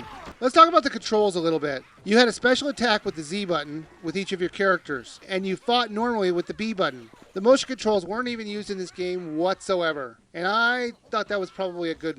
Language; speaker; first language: English; native; English